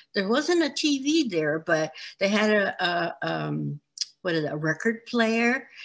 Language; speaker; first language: English; native; English